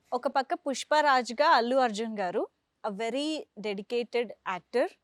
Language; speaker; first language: Telugu; native; Telugu